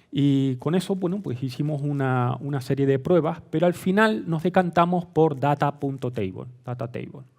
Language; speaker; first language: Spanish; native; Spanish